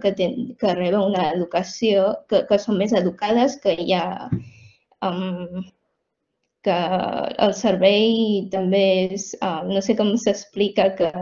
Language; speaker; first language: Catalan; non-native, fluent; Chinese